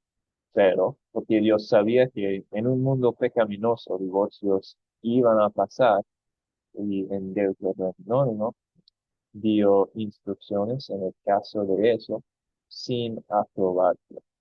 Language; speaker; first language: Spanish; non-native, fluent; English